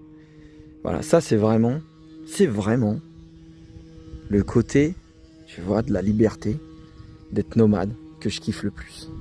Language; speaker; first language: French; native; French